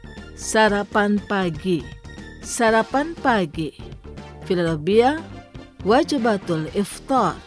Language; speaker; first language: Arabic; non-native, fluent; Indonesian